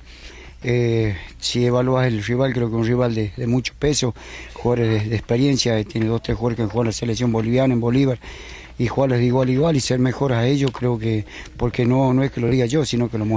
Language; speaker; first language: Spanish; native; Spanish